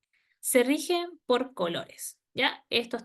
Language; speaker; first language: Spanish; native; Spanish